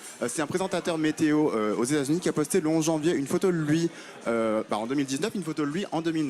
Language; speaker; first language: French; native; French